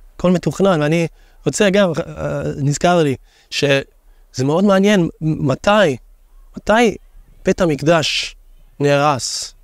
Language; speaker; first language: Hebrew; non-native, fluent; English